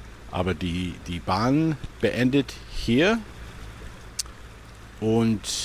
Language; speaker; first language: German; non-native, learner; English